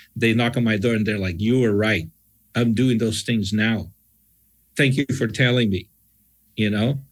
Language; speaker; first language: English; non-native, fluent; Portuguese